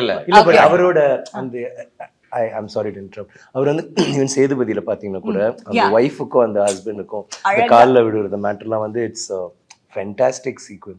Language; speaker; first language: Tamil; native; Tamil